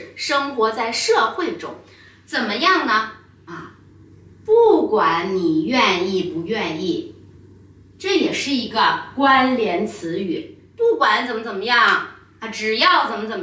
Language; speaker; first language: Chinese; native; Chinese